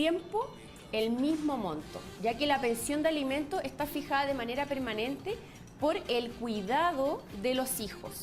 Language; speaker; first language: Spanish; native; Spanish